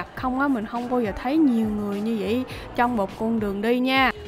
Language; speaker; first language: Vietnamese; native; Vietnamese